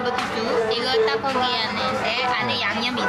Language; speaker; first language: Korean; non-native, learner; Indonesian